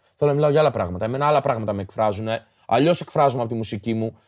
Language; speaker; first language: Greek; native; Greek